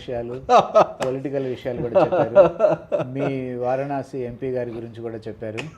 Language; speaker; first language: Telugu; native; Telugu